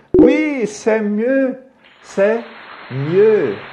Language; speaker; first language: French; non-native, fluent; Portuguese